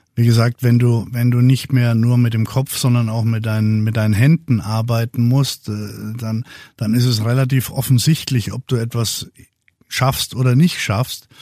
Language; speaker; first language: German; native; German